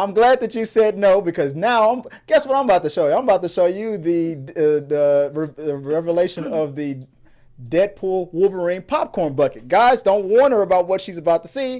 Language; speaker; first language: English; native; English